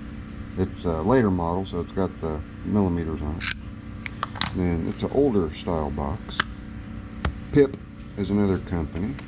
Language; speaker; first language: English; native; English